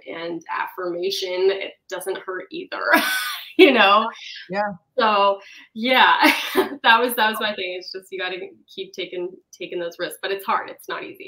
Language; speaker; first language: English; native; English